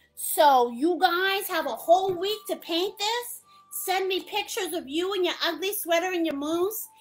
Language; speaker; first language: English; native; English